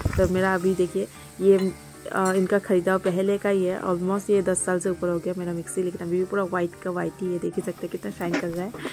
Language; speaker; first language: Hindi; non-native, local second language; Bangla